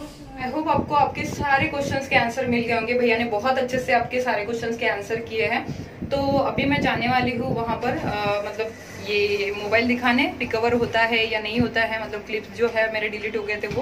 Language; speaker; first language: Hindi; native; Hindi